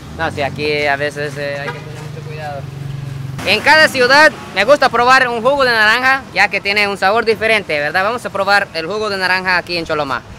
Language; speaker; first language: Spanish; non-native, fluent; Japanese